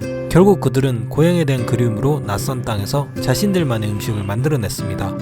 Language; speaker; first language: Korean; native; Korean